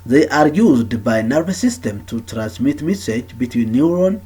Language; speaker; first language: English; non-native, local second language; Amharic